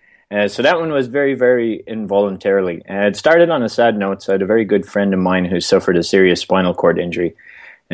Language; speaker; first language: English; native; English